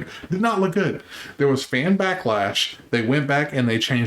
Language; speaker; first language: English; native; English